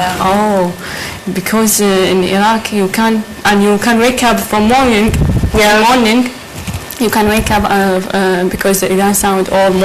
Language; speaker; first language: English; non-native, learner; Arabic